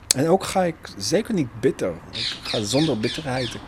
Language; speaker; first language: Dutch; non-native, fluent; Hebrew